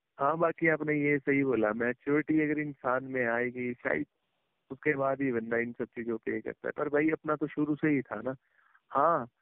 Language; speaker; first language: Hindi; native; Hindi